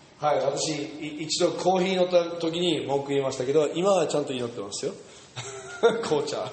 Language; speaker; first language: Japanese; non-native, fluent; English